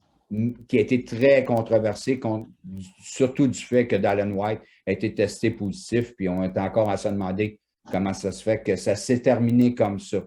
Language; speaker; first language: French; native; French